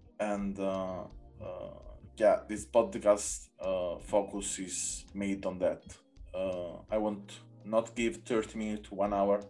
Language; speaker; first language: English; non-native, learner; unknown